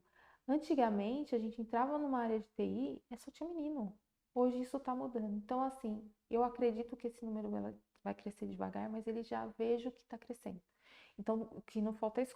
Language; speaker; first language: Portuguese; native; Portuguese